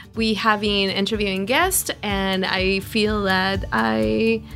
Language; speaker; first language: English; non-native, fluent; Spanish